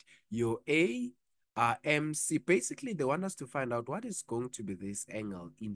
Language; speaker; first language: English; non-native, local second language; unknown